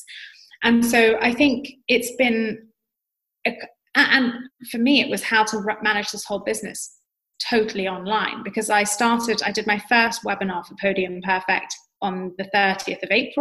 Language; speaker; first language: English; native; English